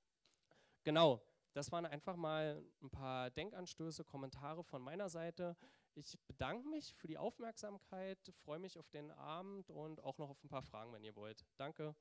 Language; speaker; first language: German; native; German